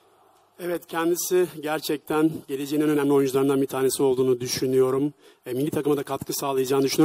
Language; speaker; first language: Turkish; native; Turkish